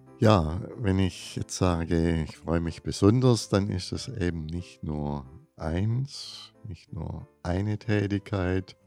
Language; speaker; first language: German; native; German